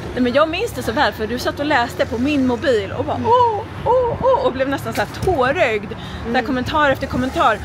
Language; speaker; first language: Swedish; native; Swedish